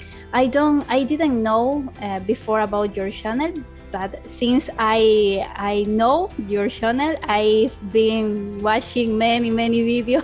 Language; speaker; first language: English; non-native, learner; Spanish